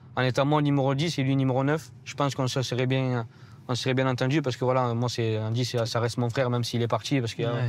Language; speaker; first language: French; native; French